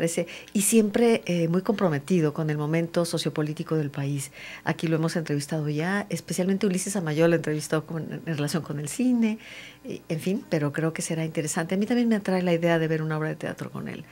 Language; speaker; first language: Spanish; native; Spanish